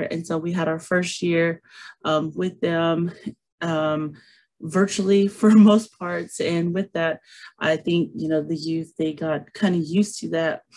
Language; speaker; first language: English; native; English